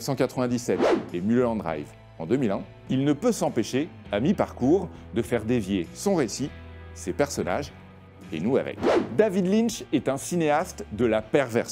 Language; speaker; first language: French; native; French